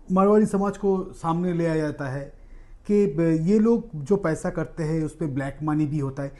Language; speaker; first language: Hindi; non-native, local second language; Bangla